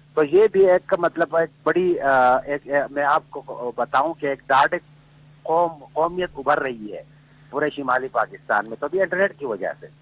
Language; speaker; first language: Urdu; non-native, local second language; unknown